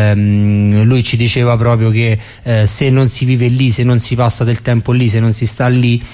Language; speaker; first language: Italian; native; Italian